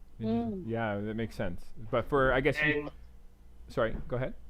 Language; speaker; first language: English; native; English